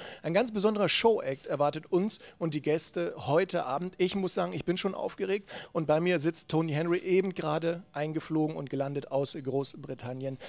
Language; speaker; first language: German; native; German